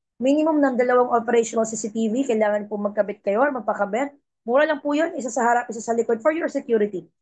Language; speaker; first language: Filipino; non-native, local second language; Cebuano